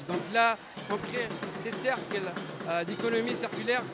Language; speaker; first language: French; non-native, local second language; Arabic